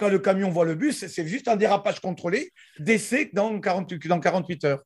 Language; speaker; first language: French; native; French